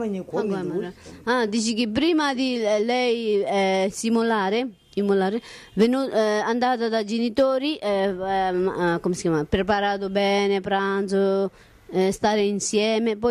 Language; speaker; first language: Italian; non-native, learner; Tibetan